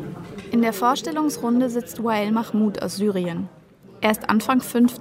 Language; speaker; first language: German; native; German